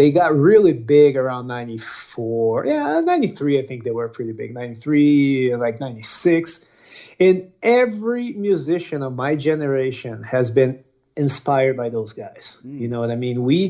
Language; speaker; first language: English; non-native, fluent; Portuguese